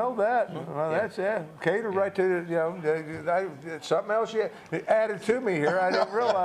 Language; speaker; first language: English; native; English